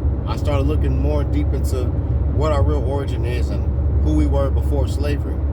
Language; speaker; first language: English; native; English